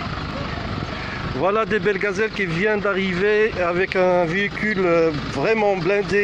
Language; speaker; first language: French; non-native, local second language; Arabic